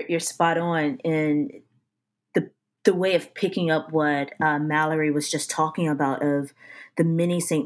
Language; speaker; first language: English; native; English